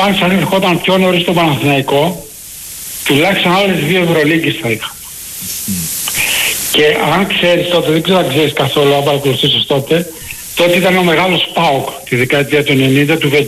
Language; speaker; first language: Greek; native; Greek